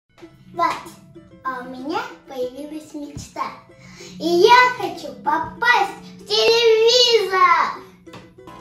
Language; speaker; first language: Russian; native; Russian